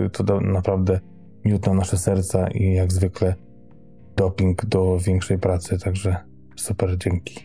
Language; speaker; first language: Polish; native; Polish